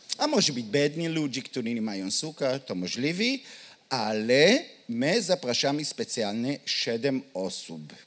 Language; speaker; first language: Polish; non-native, learner; Hebrew